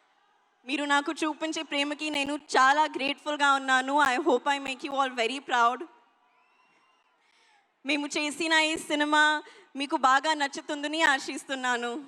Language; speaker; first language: Telugu; non-native, learner; Hindi